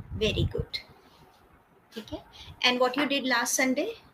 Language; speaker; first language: English; non-native, fluent; Hindi